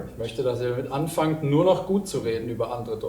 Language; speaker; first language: German; native; German